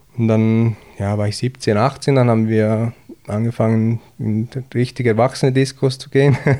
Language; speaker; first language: German; early bilingual, other home language; Hungarian